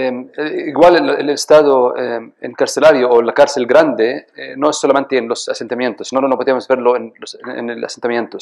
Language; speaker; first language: Spanish; non-native, fluent; Arabic